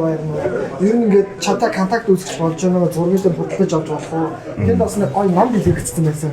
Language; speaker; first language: Mongolian; native; Mongolian